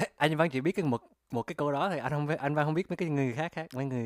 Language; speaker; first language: Vietnamese; early bilingual, heritage; Vietnamese